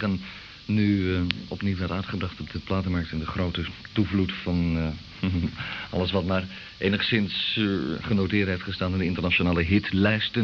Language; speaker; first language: Dutch; native; Dutch